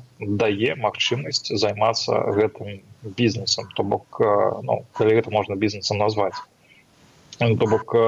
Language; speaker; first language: Belarusian; non-native, local second language; Russian